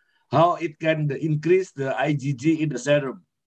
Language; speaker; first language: English; non-native, fluent; Indonesian